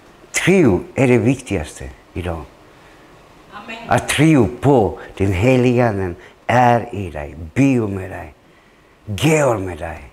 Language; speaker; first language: Swedish; non-native, fluent; Spanish